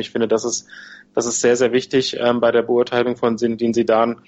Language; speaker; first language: German; native; German